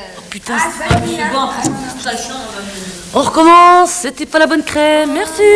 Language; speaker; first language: French; native; French